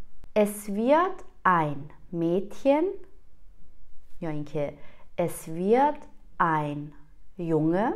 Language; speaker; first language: German; non-native, fluent; Persian